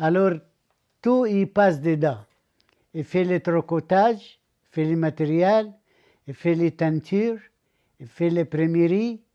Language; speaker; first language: French; non-native, learner; Arabic